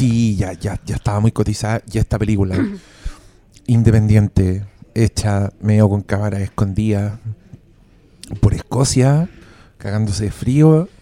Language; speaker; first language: Spanish; native; Spanish